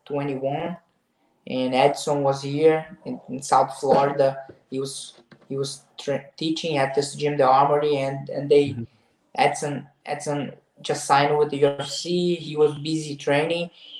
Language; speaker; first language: English; non-native, fluent; Portuguese